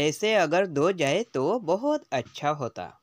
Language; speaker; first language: Hindi; non-native, local second language; Assamese